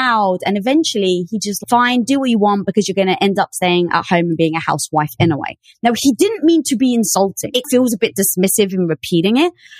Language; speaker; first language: English; native; English